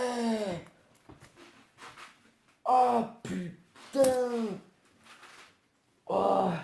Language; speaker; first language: French; native; French